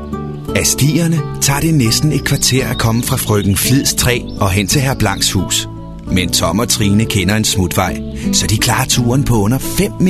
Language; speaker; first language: Danish; native; Danish